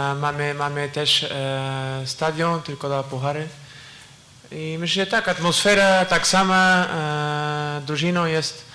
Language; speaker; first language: Polish; non-native, learner; Portuguese